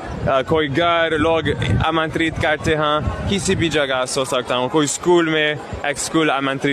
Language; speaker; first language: Hindi; non-native, learner; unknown